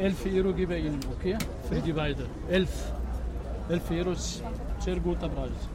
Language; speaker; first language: German; non-native, learner; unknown